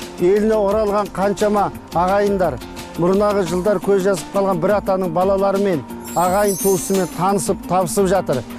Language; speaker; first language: Kazakh; early bilingual, heritage; Kazakh